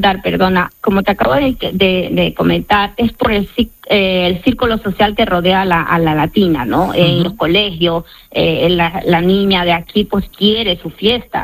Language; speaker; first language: Spanish; native; Spanish